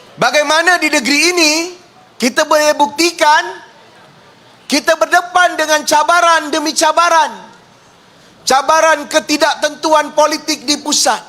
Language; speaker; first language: Malay; native; Malay